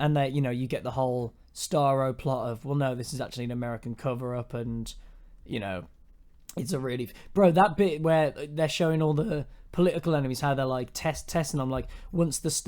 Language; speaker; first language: English; native; English